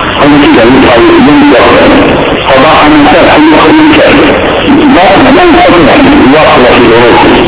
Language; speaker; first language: Arabic; native; Arabic